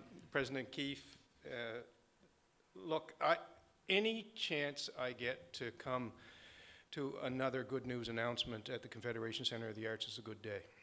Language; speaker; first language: English; native; English